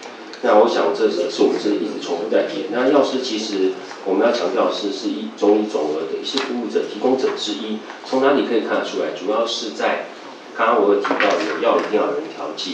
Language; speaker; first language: Chinese; native; Chinese